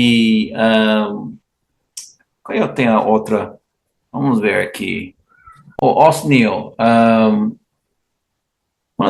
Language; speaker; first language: Portuguese; non-native, fluent; English